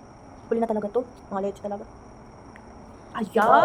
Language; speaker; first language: Filipino; native; Filipino